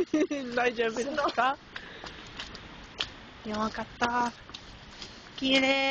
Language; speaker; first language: Japanese; non-native, learner; English